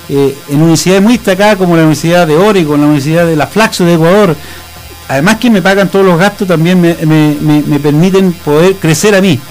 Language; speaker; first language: Spanish; native; Spanish